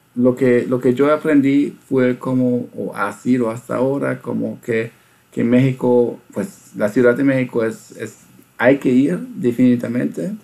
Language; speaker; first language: Spanish; non-native, fluent; German